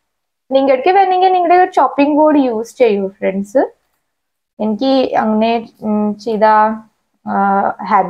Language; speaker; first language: Malayalam; non-native, learner; Hindi